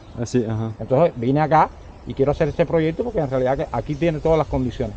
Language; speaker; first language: Spanish; native; Spanish